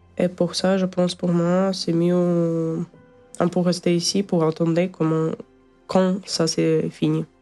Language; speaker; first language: French; non-native, learner; Ukrainian